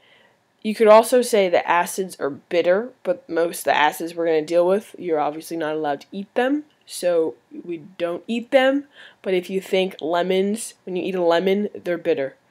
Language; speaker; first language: English; native; English